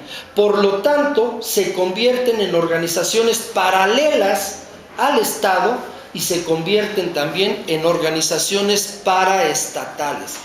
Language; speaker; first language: Spanish; native; Spanish